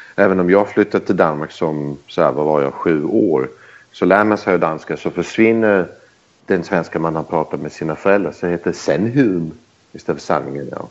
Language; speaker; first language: Swedish; early bilingual, heritage; Swedish